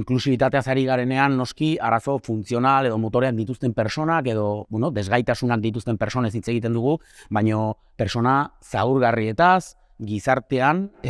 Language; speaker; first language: Basque; native; Basque